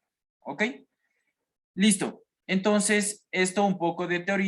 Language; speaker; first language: Spanish; native; Spanish